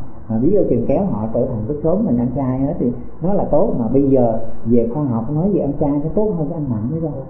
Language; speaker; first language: Vietnamese; native; Vietnamese